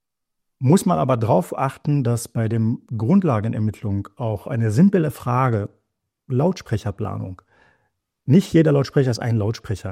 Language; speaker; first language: German; native; German